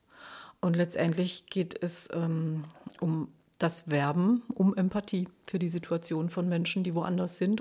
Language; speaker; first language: German; native; German